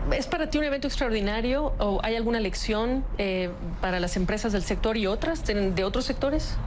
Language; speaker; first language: Spanish; native; Spanish